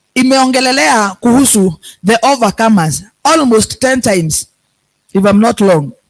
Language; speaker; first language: English; non-native, local second language; Swahili